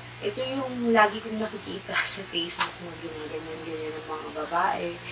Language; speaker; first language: Filipino; native; Filipino